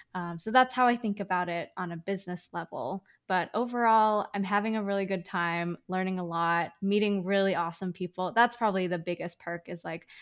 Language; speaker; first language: English; native; English